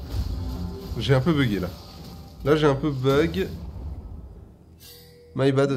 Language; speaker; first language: French; native; French